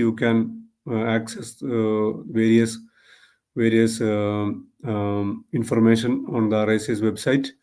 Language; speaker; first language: English; non-native, local second language; Malayalam